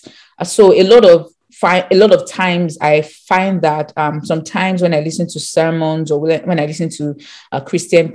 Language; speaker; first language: English; non-native, local second language; Yoruba